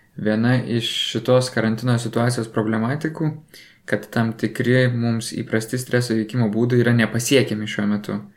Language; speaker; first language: Lithuanian; native; Lithuanian